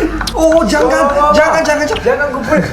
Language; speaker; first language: Indonesian; non-native, learner; Japanese